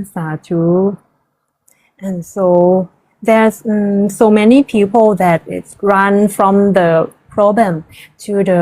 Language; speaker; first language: English; non-native, learner; Thai